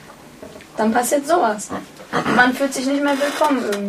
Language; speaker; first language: German; early bilingual, other home language; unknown